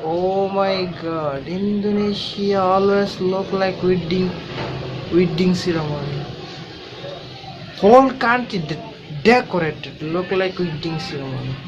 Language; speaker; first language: English; non-native, learner; Bangla